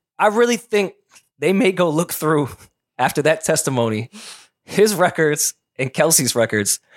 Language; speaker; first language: English; native; English